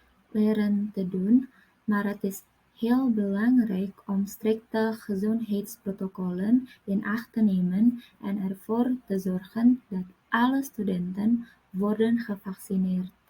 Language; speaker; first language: Dutch; non-native, learner; Indonesian